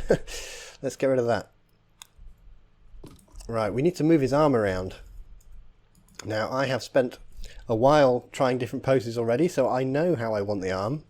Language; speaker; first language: English; native; English